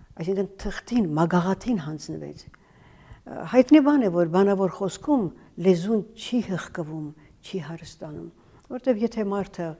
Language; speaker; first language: Armenian; native; Armenian